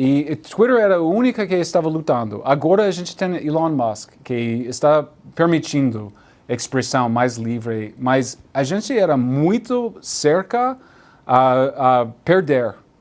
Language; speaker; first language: Portuguese; non-native, learner; English